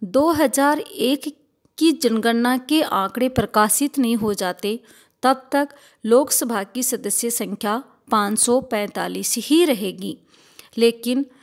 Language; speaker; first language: Hindi; native; Hindi